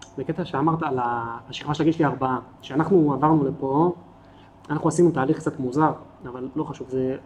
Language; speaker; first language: Hebrew; native; Hebrew